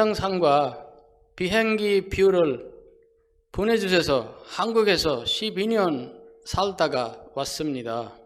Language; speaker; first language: Korean; non-native, fluent; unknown